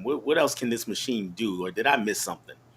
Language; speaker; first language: English; native; English